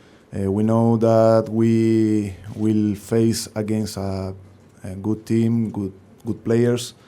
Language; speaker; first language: English; non-native, learner; Spanish